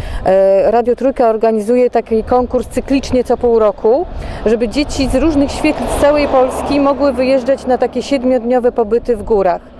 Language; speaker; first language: Polish; native; Polish